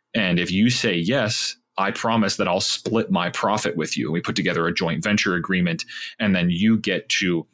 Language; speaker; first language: English; native; English